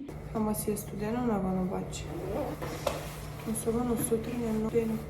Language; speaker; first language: Bulgarian; native; Bulgarian